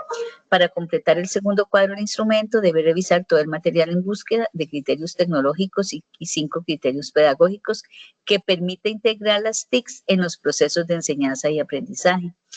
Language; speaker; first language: Spanish; native; Spanish